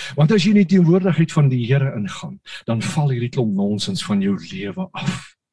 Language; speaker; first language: Afrikaans; native; Afrikaans